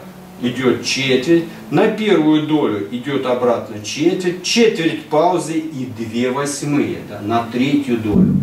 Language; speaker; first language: Russian; native; Russian